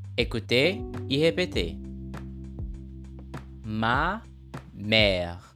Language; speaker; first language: French; non-native, learner; Portuguese